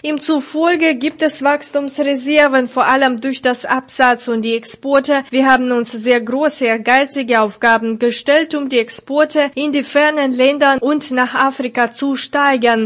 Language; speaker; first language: German; non-native, fluent; Russian